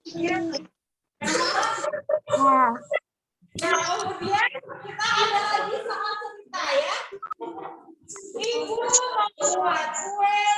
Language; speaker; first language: Indonesian; native; Indonesian